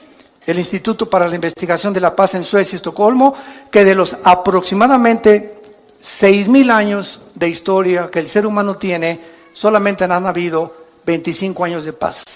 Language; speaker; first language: Spanish; native; Spanish